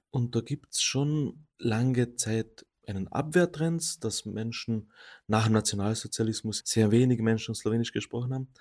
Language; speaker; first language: German; non-native, local second language; Slovenian